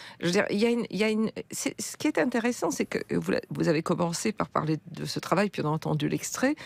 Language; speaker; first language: French; native; French